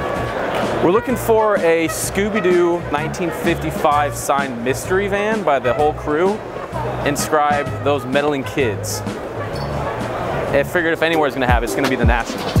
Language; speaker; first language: English; native; English